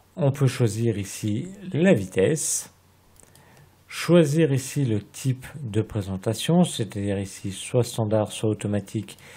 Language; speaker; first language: French; native; French